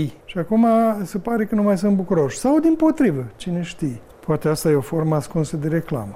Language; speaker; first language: Romanian; native; Romanian